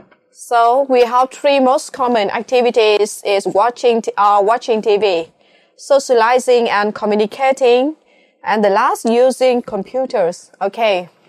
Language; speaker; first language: English; non-native, fluent; Vietnamese